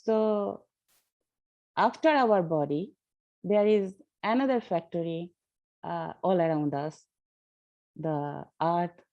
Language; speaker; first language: English; non-native, learner; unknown